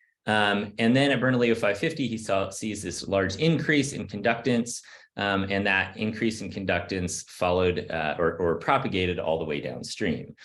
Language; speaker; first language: English; native; English